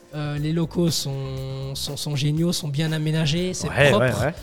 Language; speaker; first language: French; native; French